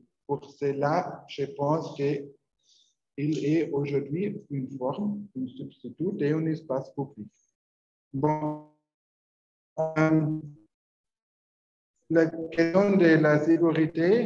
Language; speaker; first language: French; non-native, learner; Spanish